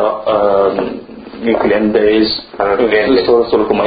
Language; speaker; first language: Spanish; non-native, learner; Chinese